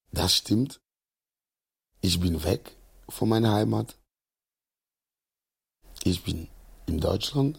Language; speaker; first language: German; non-native, learner; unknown